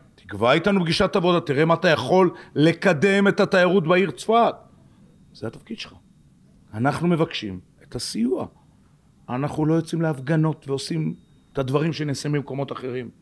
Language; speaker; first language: Hebrew; native; Hebrew